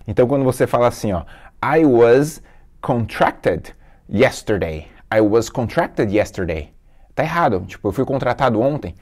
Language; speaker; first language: English; non-native, fluent; Portuguese